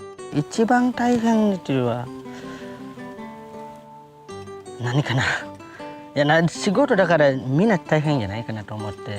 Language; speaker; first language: Japanese; non-native, learner; Indonesian